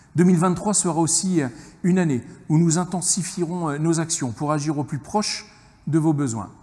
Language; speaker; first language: French; native; French